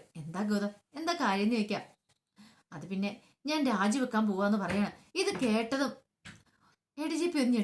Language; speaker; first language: Malayalam; native; Malayalam